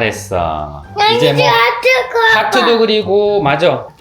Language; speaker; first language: Korean; native; Korean